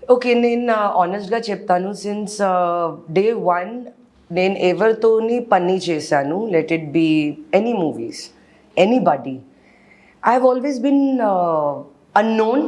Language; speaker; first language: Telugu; non-native, learner; Hindi